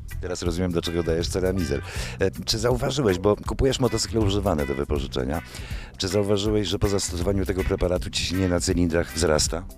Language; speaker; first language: Polish; native; Polish